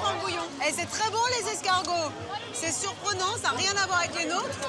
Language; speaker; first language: French; native; French